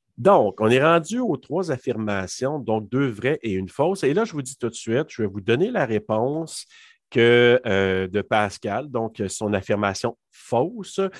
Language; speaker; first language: French; native; French